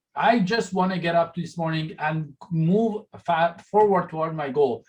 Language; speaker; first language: English; non-native, fluent; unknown